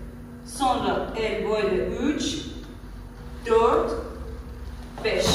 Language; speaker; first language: Turkish; non-native, fluent; Persian